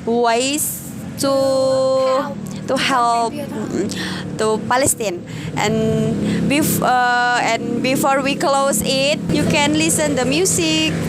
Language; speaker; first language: English; non-native, learner; Indonesian